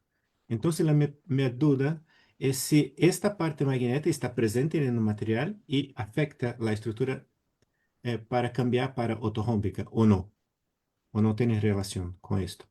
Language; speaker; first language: Spanish; non-native, learner; Portuguese